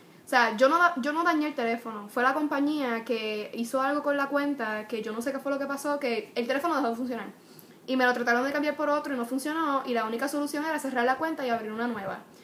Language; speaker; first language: Spanish; early bilingual, heritage; Spanish